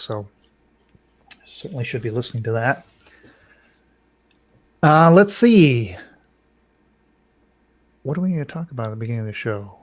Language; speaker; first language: English; native; English